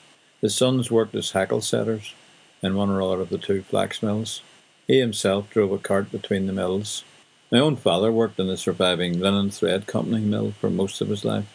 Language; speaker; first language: English; native; English